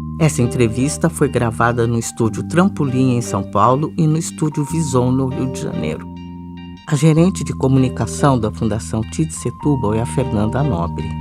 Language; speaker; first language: Portuguese; native; Portuguese